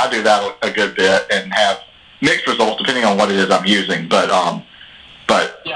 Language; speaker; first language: English; native; English